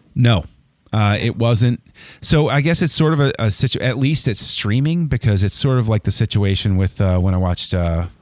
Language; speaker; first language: English; native; English